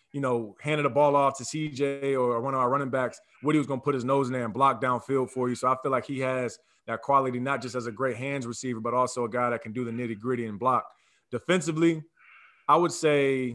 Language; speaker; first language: English; native; English